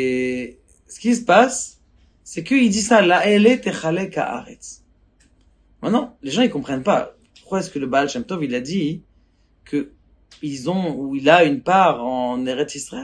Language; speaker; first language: French; native; French